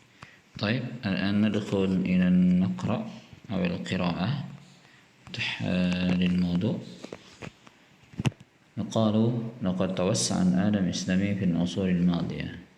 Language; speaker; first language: Arabic; non-native, fluent; Indonesian